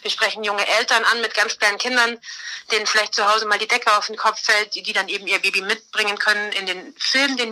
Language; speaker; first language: German; native; German